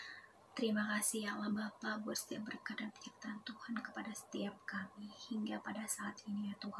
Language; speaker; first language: Indonesian; native; Indonesian